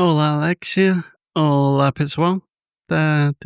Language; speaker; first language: Portuguese; non-native, fluent; English